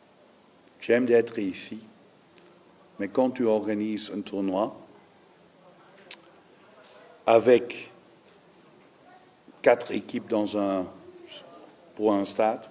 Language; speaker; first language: French; non-native, fluent; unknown